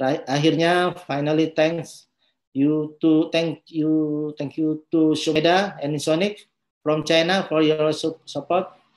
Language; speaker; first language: English; non-native, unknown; Indonesian